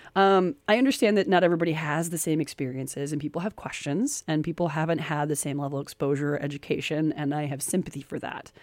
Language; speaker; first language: English; native; English